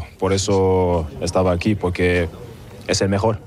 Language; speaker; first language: Spanish; non-native, learner; German